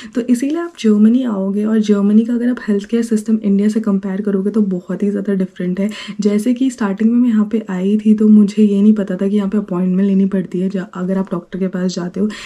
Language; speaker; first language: Hindi; native; Hindi